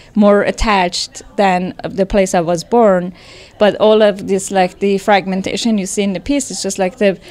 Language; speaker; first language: English; non-native, fluent; Persian